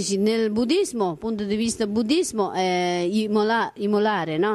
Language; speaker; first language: Italian; non-native, learner; Tibetan